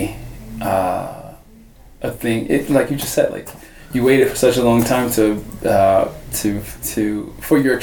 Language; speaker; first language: English; native; English